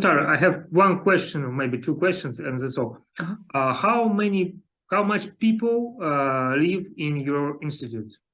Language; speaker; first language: English; non-native, learner; Russian